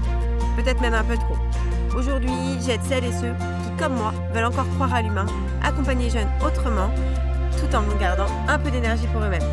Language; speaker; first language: French; native; French